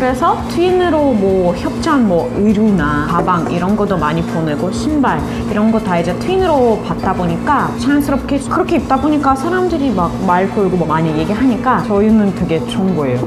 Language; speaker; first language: Korean; non-native, fluent; Russian